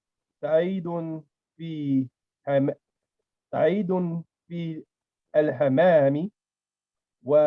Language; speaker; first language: Arabic; non-native, learner; English